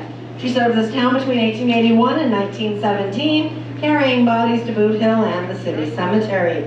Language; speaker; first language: English; native; English